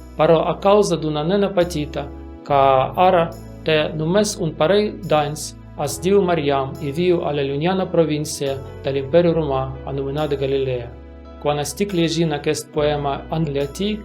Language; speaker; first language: Catalan; non-native, learner; Russian